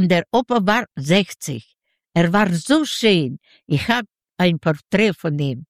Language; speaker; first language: German; non-native, learner; Yiddish